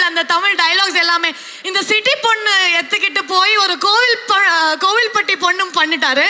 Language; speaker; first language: Tamil; non-native, local second language; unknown